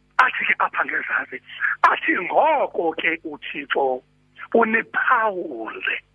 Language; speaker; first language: Zulu; non-native, local second language; Xhosa